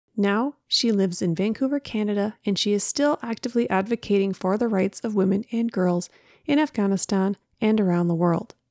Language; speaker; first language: English; native; English